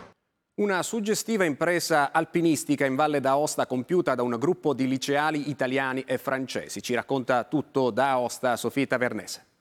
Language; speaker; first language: Italian; native; Italian